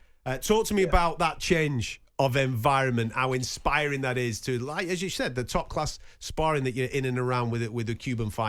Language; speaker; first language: English; native; English